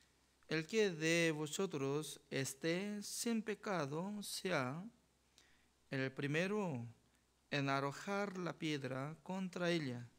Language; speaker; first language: Spanish; non-native, fluent; Korean